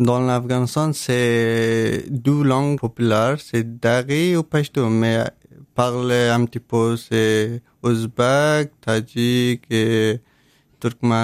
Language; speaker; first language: French; non-native, learner; Persian